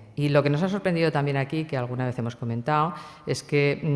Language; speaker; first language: Spanish; non-native, local second language; Catalan